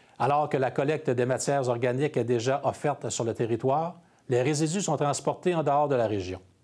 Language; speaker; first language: French; native; French